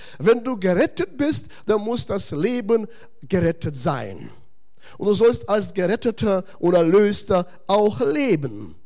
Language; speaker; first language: German; non-native, fluent; Russian